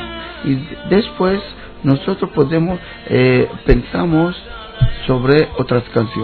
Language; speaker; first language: Spanish; non-native, learner; Hebrew